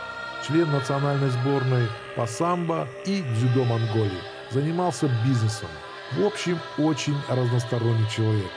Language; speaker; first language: Russian; native; Russian